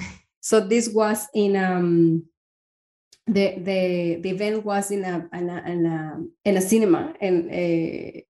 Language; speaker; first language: English; non-native, fluent; Spanish